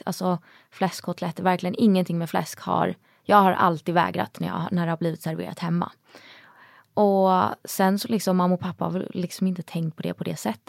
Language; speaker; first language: Swedish; native; Swedish